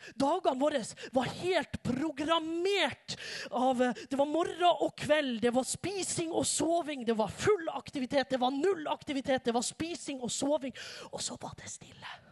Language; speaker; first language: Norwegian; native; Norwegian